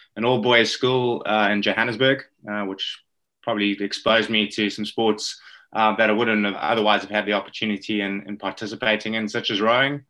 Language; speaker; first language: English; native; English